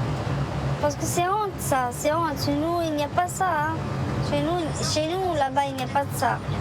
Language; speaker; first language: French; non-native, learner; Arabic